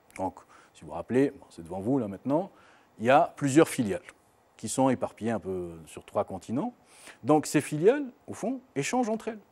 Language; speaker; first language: French; non-native, local second language; Arabic